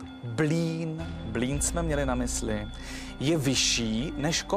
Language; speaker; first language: Czech; native; Czech